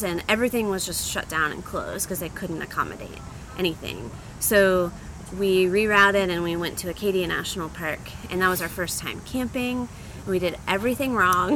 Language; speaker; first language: English; native; English